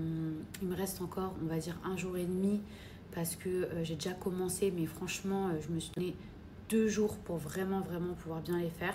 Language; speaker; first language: French; native; French